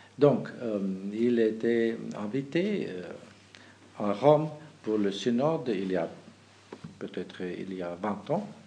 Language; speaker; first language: French; non-native, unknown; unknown